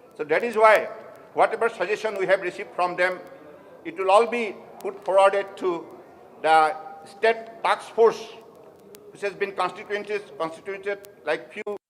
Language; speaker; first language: English; non-native, local second language; Assamese